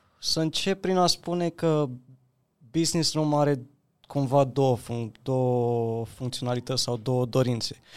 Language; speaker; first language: Romanian; native; Romanian